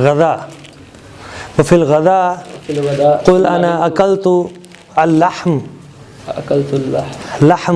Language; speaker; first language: Arabic; non-native, local second language; Urdu